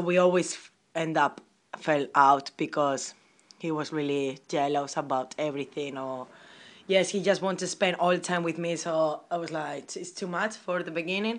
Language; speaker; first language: English; non-native, learner; Spanish